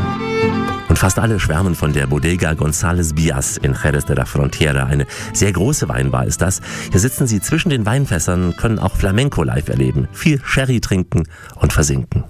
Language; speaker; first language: German; native; German